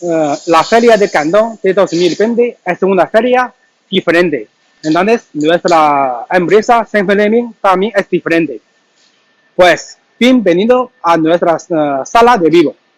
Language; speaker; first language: Spanish; non-native, learner; Chinese